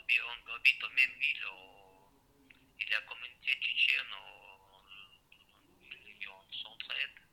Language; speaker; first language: French; non-native, learner; Chechen